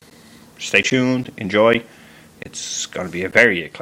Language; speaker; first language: English; native; English